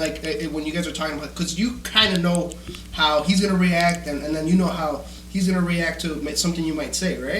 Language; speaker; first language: English; early bilingual, other home language; Spanish